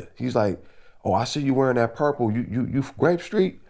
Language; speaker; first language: English; native; English